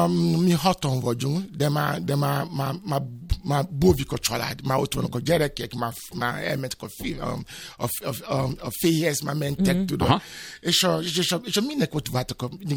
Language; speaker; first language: Hungarian; non-native, fluent; Yoruba